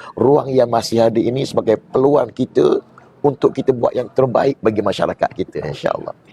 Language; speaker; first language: Malay; native; Malay